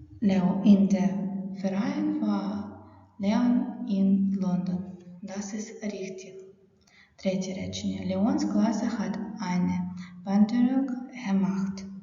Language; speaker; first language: German; non-native, fluent; Ukrainian